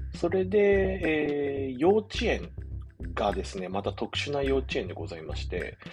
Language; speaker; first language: Japanese; early bilingual, other home language; Chinese